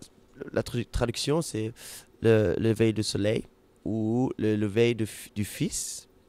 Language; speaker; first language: French; non-native, fluent; German